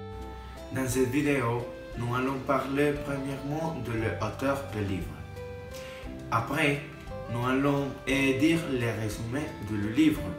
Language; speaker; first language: French; non-native, learner; Spanish